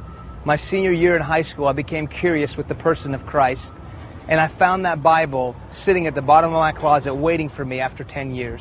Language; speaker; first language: English; early bilingual, other home language; Persian